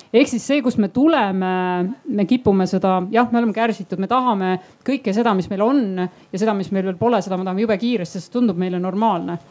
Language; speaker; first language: Estonian; native; Estonian